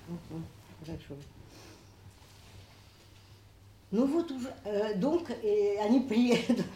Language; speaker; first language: Russian; native; Russian